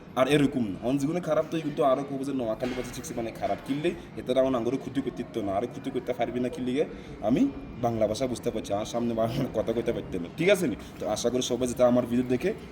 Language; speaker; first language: Bangla; non-native, fluent; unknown